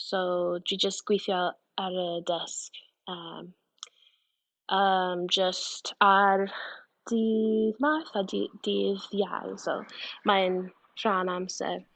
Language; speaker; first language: Welsh; non-native, fluent; English